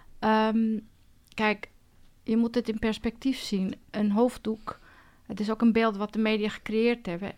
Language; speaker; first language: Dutch; early bilingual, other home language; Turkish